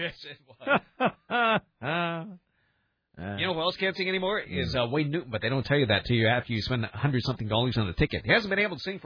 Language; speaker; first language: English; native; English